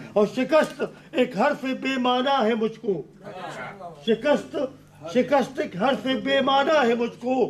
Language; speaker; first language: Urdu; non-native, local second language; Pashto